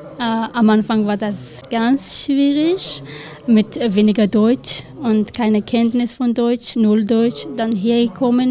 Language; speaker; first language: German; non-native, learner; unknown